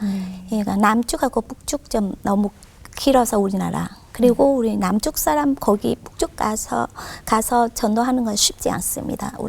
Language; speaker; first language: Korean; non-native, fluent; Vietnamese